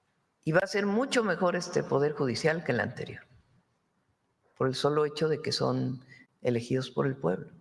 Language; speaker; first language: Spanish; native; Spanish